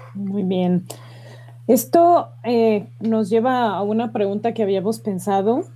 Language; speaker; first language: Spanish; native; Spanish